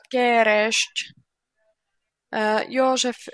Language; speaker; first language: Hungarian; non-native, learner; Finnish